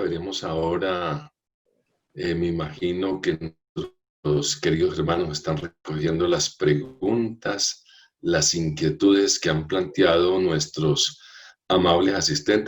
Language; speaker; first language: Spanish; native; Spanish